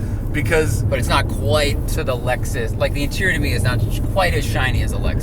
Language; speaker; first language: English; native; English